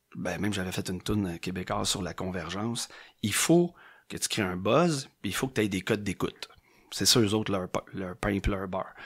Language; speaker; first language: French; native; French